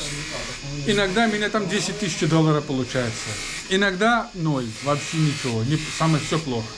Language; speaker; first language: Russian; non-native, learner; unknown